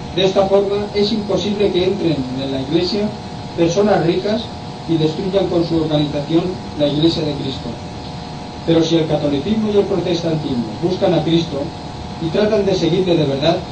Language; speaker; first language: Spanish; non-native, local second language; Catalan